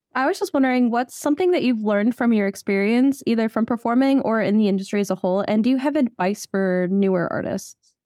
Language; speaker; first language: English; native; English